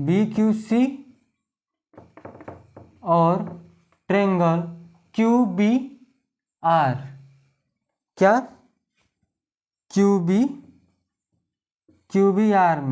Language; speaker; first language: Hindi; native; Hindi